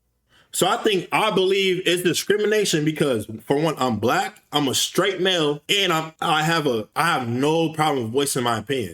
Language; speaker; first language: English; native; English